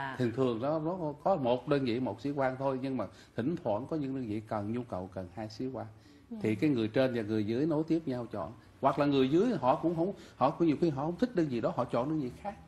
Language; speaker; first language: Vietnamese; native; Vietnamese